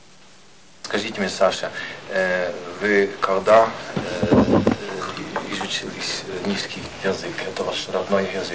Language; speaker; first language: Russian; non-native, fluent; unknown